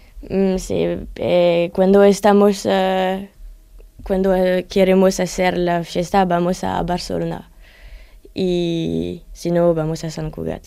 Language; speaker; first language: Spanish; non-native, learner; French